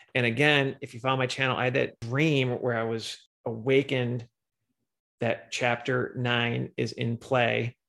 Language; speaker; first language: English; native; English